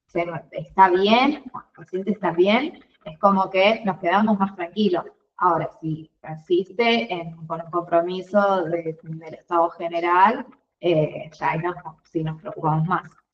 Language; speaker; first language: Spanish; native; Spanish